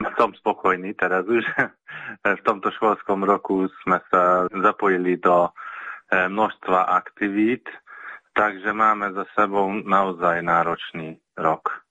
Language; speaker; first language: Slovak; early bilingual, heritage; Slovak